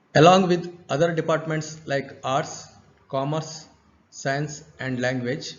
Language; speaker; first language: English; non-native, local second language; Kannada